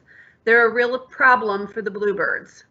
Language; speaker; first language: English; native; English